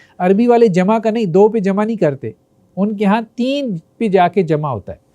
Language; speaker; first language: Urdu; non-native, local second language; Punjabi